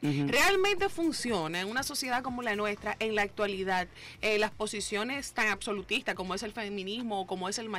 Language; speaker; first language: Spanish; native; Spanish